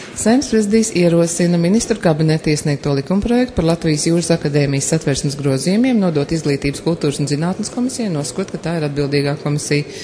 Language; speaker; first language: Latvian; native; Latvian